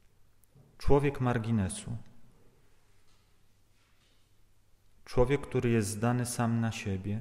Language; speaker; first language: Polish; native; Polish